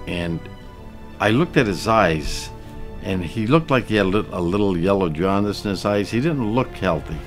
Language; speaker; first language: English; native; English